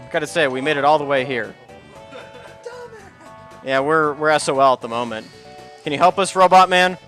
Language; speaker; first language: English; native; English